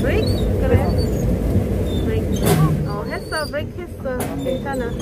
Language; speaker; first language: Korean; non-native, learner; Filipino